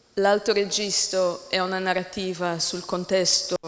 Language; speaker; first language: Italian; non-native, learner; English